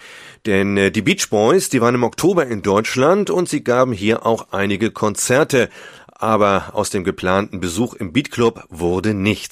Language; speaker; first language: German; native; German